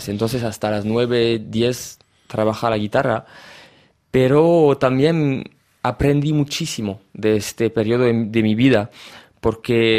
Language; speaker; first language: Spanish; early bilingual, heritage; French